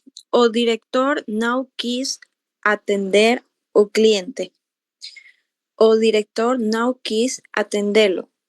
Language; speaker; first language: Portuguese; non-native, learner; Spanish